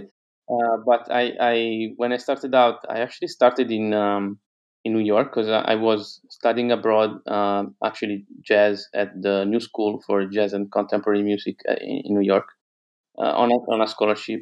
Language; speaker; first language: English; non-native, fluent; Italian